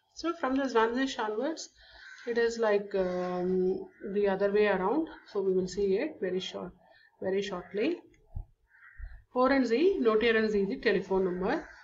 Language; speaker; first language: English; non-native, local second language; Tamil